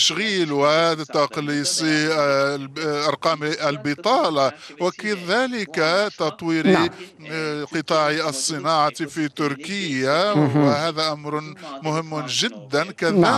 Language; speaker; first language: Arabic; non-native, fluent; Turkish